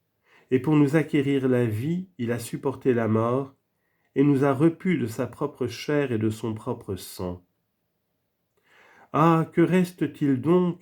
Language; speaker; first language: French; native; French